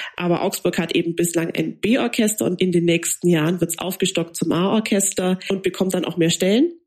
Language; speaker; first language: German; native; German